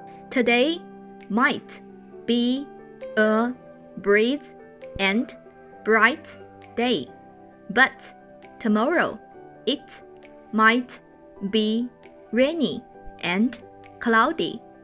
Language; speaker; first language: English; non-native, fluent; Chinese